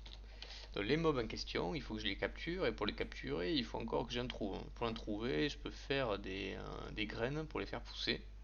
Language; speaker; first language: French; native; French